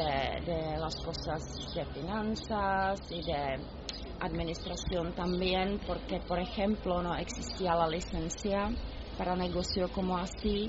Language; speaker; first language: Spanish; non-native, learner; Czech